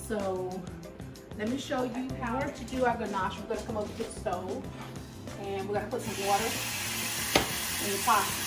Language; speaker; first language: English; native; English